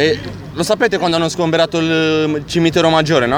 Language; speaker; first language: Italian; early bilingual, other home language; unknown